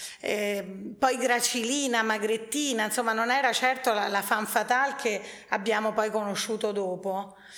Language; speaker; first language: Italian; native; Italian